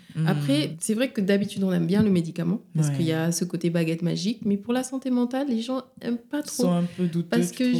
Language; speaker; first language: French; non-native, local second language; Wolof